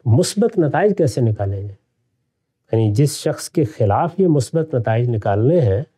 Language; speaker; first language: Urdu; non-native, local second language; Punjabi